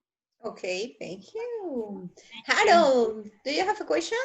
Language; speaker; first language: English; non-native, fluent; Spanish